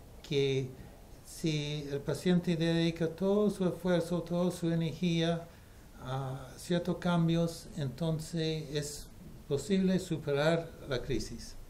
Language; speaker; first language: Spanish; non-native, fluent; English